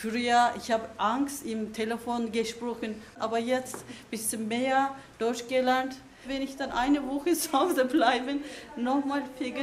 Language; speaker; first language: German; non-native, learner; Turkish